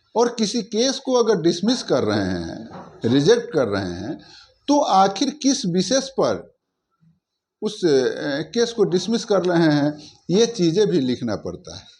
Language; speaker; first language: Hindi; native; Hindi